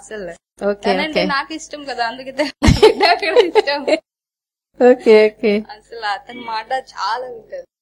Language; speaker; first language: Telugu; non-native, learner; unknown